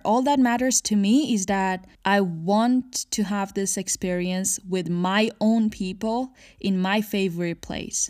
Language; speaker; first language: English; non-native, fluent; Persian